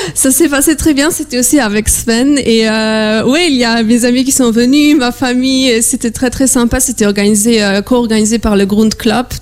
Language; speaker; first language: French; non-native, fluent; Polish